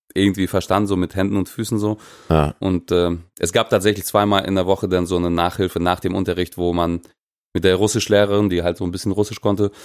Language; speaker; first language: German; non-native, fluent; Russian